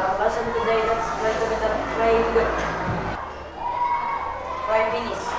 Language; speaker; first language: English; non-native, learner; Indonesian